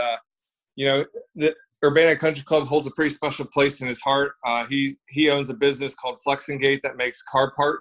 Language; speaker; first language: English; native; English